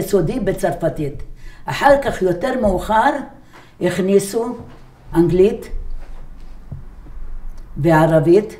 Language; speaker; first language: Hebrew; non-native, fluent; Arabic